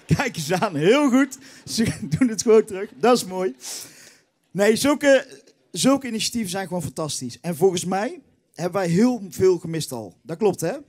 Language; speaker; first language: Dutch; native; Dutch